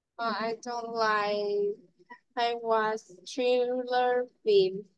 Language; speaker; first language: English; non-native, learner; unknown